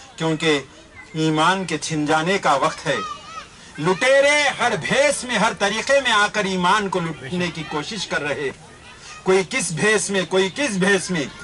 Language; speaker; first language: Urdu; native; Urdu